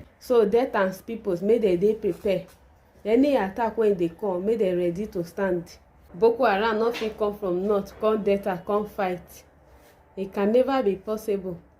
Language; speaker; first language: Nigerian Pidgin; non-native, local second language; Igbo